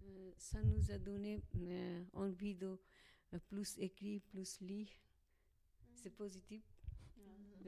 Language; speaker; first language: French; non-native, learner; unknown